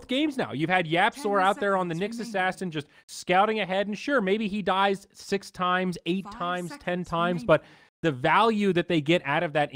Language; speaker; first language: English; native; English